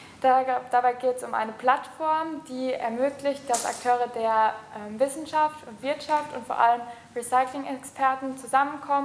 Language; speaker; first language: German; native; German